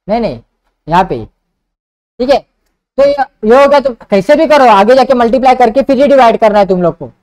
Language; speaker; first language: Hindi; non-native, local second language; Marathi